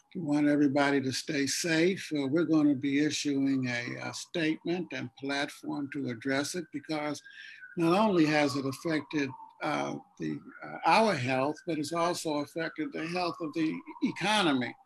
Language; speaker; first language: English; native; English